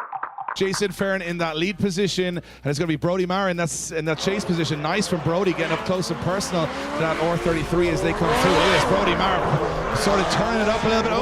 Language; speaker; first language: English; native; English